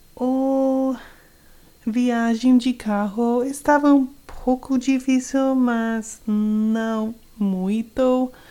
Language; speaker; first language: Portuguese; non-native, learner; English